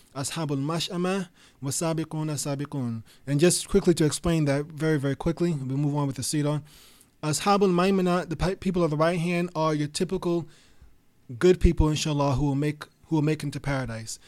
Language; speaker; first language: English; native; English